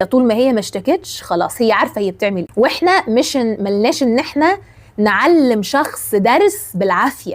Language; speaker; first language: Arabic; native; Arabic